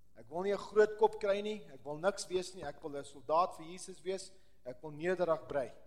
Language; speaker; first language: Afrikaans; early bilingual, heritage; Afrikaans